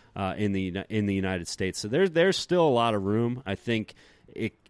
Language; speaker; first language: English; native; English